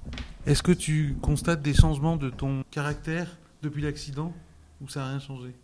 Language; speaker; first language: French; native; French